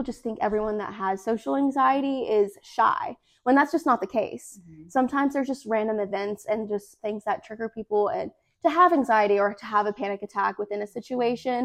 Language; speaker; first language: English; native; English